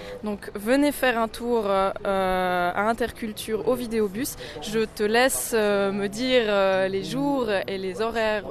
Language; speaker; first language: French; native; French